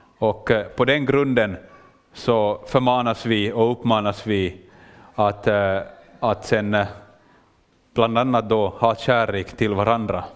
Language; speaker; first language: Swedish; native; Swedish